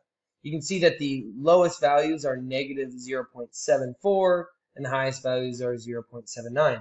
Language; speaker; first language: English; native; English